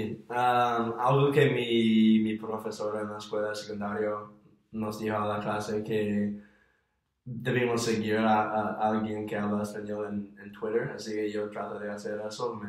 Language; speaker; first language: Spanish; non-native, fluent; English